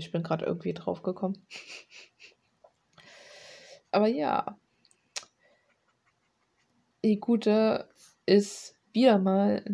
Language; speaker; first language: German; native; German